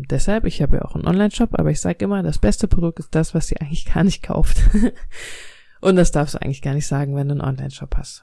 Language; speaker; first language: German; native; German